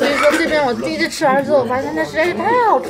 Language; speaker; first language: Chinese; native; Chinese